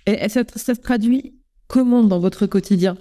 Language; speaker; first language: French; native; French